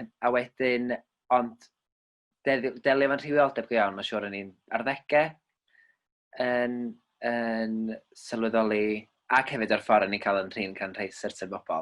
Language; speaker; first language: Welsh; native; Welsh